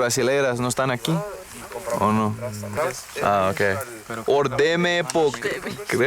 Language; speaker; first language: Spanish; non-native, learner; Danish